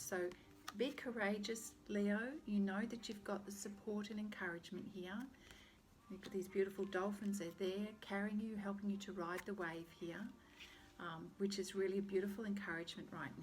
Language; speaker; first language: English; native; English